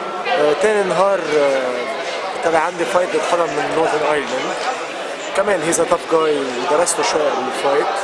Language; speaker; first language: Arabic; early bilingual, heritage; Arabic